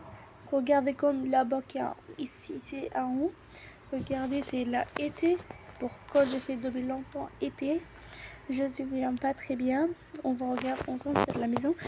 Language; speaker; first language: French; non-native, learner; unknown